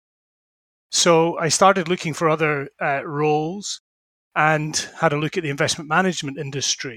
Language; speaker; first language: English; native; English